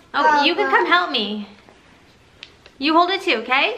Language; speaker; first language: English; native; English